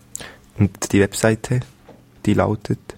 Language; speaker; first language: German; native; German